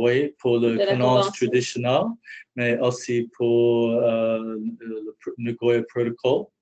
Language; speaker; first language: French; non-native, learner; English